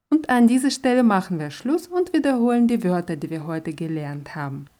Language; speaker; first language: German; non-native, fluent; Russian